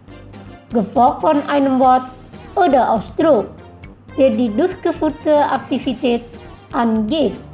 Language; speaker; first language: German; non-native, fluent; Indonesian